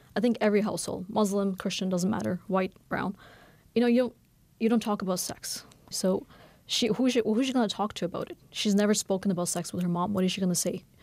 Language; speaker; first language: English; non-native, fluent; Norwegian